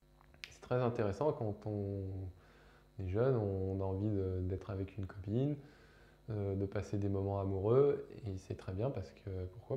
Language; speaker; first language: French; native; French